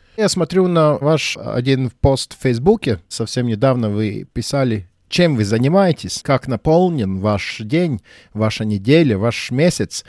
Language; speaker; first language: Russian; non-native, local second language; Latvian